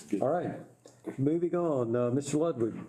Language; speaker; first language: English; native; English